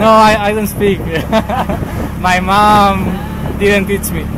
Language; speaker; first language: English; non-native, learner; Spanish